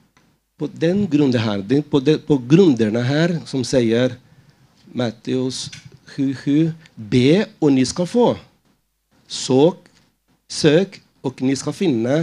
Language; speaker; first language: Swedish; non-native, fluent; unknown